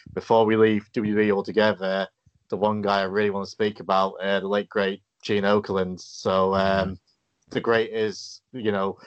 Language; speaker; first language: English; native; English